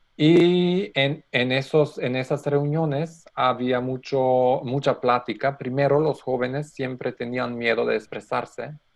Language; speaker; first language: Spanish; non-native, learner; Macedonian